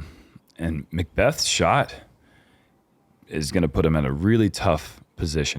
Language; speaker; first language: English; native; English